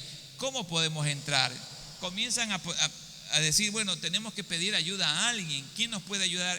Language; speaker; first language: Spanish; native; Spanish